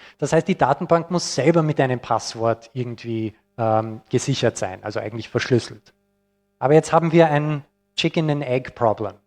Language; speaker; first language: German; non-native, fluent; English